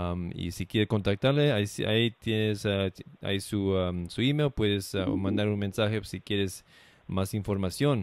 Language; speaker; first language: Spanish; non-native, learner; English